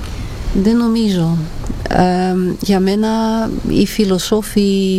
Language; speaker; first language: Greek; non-native, fluent; Italian